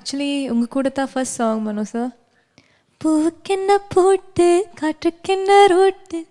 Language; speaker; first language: Tamil; non-native, local second language; Malayalam